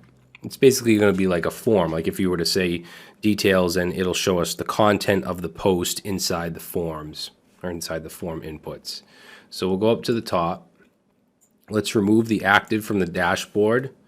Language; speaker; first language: English; native; English